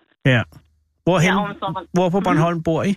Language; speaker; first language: Danish; native; Danish